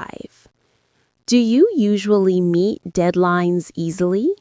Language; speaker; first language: English; non-native, learner; Vietnamese